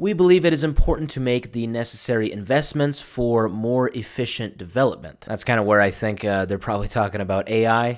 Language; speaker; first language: English; native; English